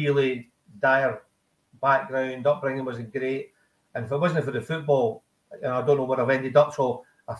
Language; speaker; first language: English; native; English